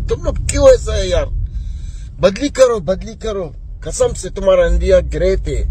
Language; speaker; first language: Hindi; non-native, learner; Arabic